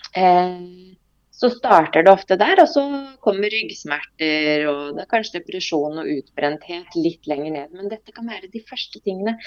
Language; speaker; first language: Norwegian; early bilingual, other home language; Polish